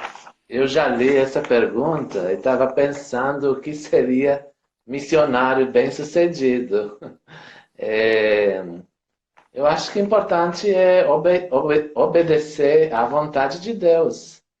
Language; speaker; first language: Portuguese; non-native, fluent; Romanian